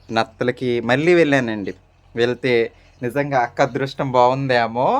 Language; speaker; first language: Telugu; native; Telugu